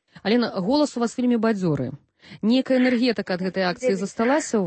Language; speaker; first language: Belarusian; native; Belarusian